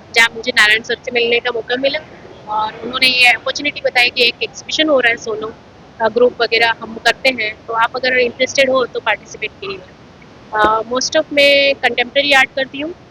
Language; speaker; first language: Hindi; native; Hindi